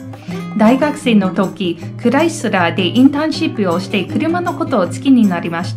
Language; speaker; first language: Japanese; non-native, fluent; English